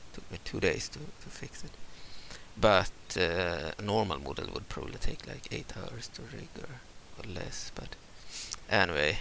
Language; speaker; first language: English; non-native, fluent; Swedish